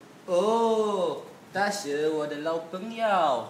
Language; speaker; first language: Chinese; non-native, learner; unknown